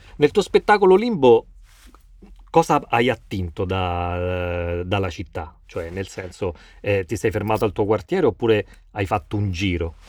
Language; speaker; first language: Italian; native; Italian